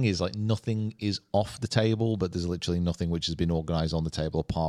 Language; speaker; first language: English; native; English